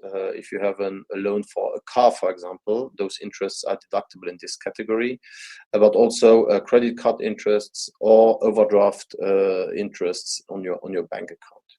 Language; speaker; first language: English; non-native, fluent; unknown